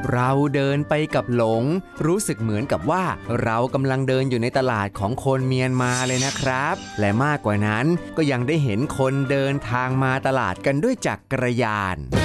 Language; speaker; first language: Thai; native; Thai